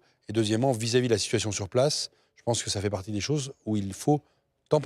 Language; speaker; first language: French; native; French